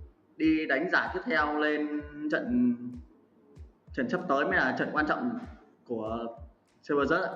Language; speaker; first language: Vietnamese; native; Vietnamese